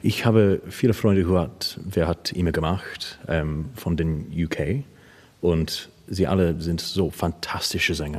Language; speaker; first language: German; non-native, learner; English